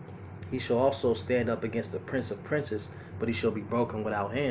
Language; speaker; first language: English; native; English